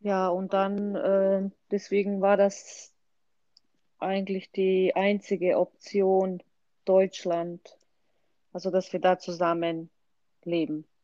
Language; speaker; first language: German; non-native, fluent; Croatian